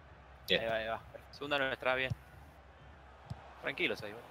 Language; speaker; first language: Spanish; native; Spanish